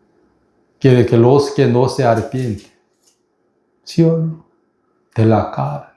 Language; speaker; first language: Spanish; non-native, fluent; Korean